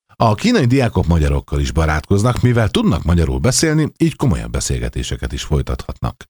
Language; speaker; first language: Hungarian; native; Hungarian